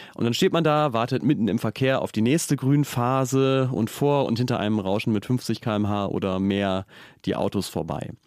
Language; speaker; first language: German; native; German